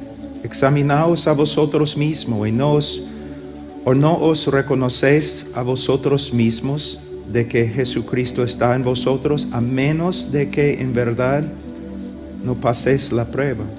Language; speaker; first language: Spanish; non-native, fluent; English